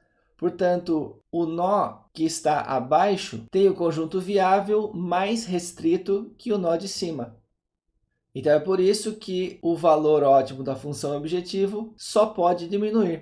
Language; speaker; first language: Portuguese; native; Portuguese